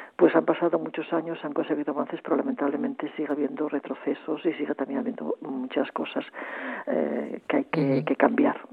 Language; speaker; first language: Spanish; native; Spanish